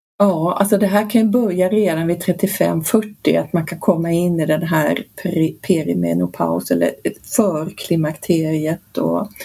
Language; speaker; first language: Swedish; early bilingual, heritage; Swedish